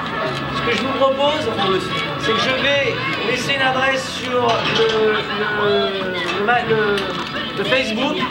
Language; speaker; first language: French; native; French